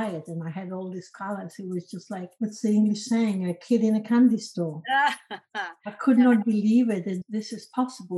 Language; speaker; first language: English; non-native, fluent; Polish